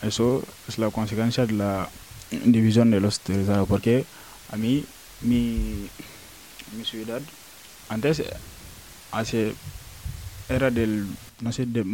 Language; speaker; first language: Spanish; non-native, learner; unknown